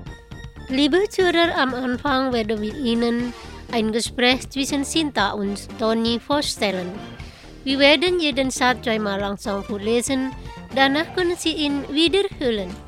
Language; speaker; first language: German; non-native, learner; Indonesian